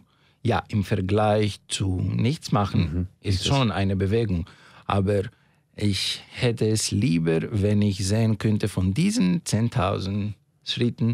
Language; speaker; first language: German; non-native, fluent; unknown